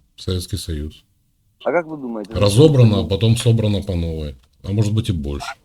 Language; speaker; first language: Russian; native; Russian